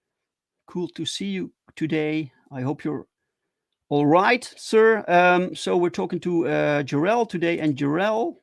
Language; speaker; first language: English; non-native, fluent; Dutch